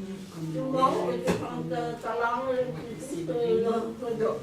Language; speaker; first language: French; non-native, learner; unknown